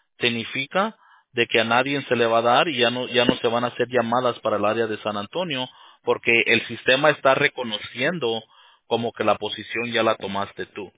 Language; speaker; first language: Spanish; early bilingual, heritage; Spanish